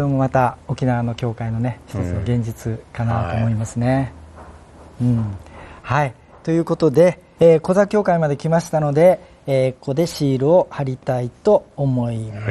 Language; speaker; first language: Japanese; native; Japanese